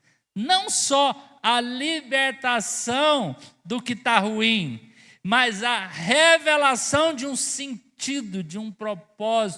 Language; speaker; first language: Portuguese; native; Portuguese